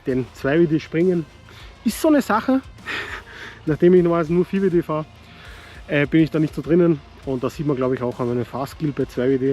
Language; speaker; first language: German; native; German